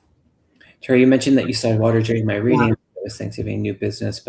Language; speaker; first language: English; native; English